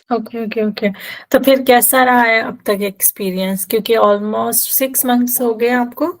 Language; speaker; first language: Urdu; native; Urdu